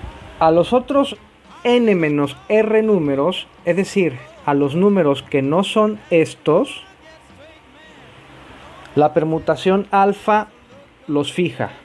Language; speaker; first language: Spanish; native; Spanish